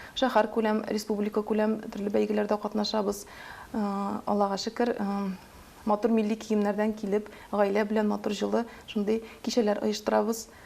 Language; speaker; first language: Tatar; native; Tatar